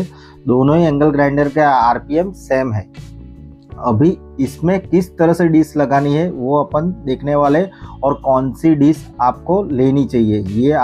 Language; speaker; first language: Hindi; native; Hindi